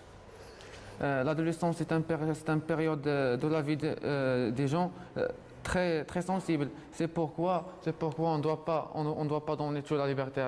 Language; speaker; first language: French; non-native, learner; Arabic